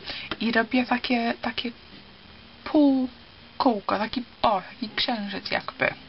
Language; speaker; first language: Polish; early bilingual, heritage; Polish